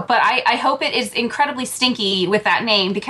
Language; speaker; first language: English; native; English